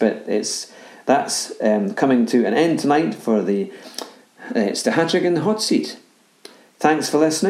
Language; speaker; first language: English; native; English